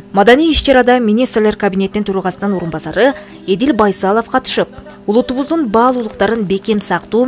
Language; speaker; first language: Kyrgyz; native; Kyrgyz